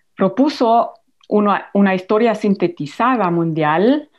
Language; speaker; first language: Spanish; non-native, fluent; German